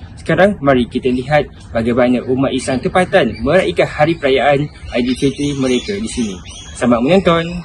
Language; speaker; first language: Malay; native; Malay